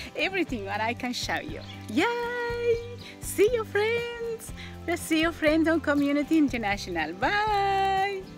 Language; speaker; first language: English; non-native, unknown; Spanish